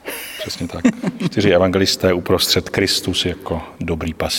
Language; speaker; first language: Czech; native; Czech